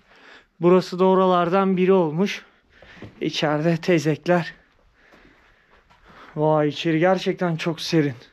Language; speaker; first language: Turkish; native; Turkish